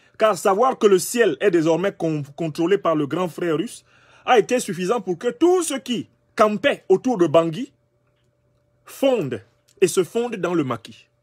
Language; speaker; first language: French; non-native, local second language; Basaa